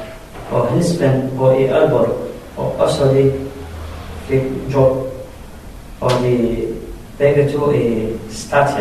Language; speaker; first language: Danish; non-native, learner; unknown